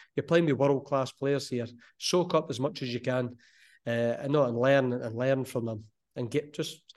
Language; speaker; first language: English; native; English